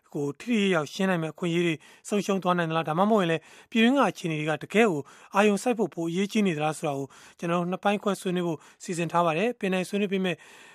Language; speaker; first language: Burmese; native; Burmese